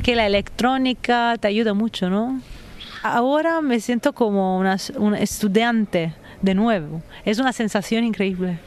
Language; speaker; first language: Spanish; non-native, fluent; Italian